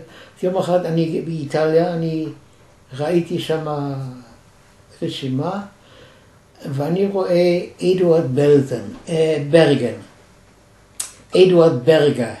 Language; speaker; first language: Hebrew; non-native, fluent; German